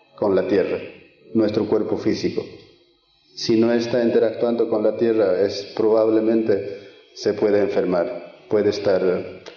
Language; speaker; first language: Spanish; early bilingual, other home language; Quechua